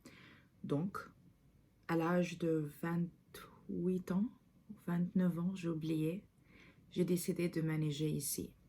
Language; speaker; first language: French; non-native, fluent; English